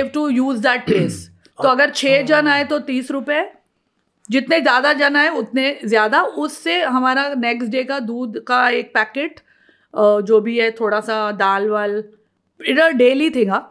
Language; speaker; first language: Hindi; native; Hindi